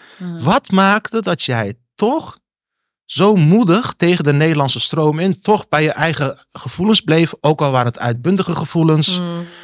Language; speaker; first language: Dutch; early bilingual, other home language; Turkish